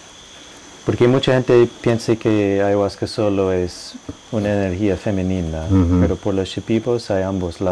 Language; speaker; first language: Spanish; non-native, fluent; English